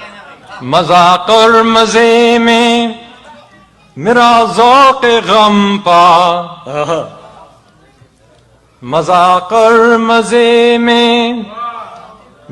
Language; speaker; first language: Urdu; non-native, fluent; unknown